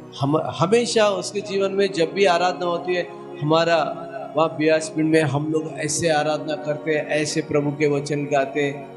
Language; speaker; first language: Hindi; non-native, local second language; Telugu